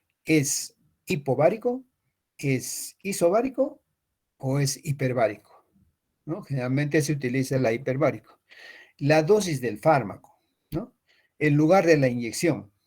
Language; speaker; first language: Spanish; native; Spanish